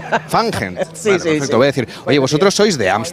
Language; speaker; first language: Spanish; native; Spanish